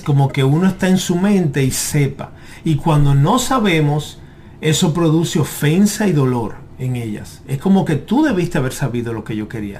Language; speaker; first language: Spanish; native; Spanish